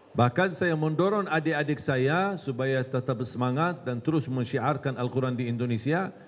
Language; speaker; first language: Malay; non-native, fluent; Arabic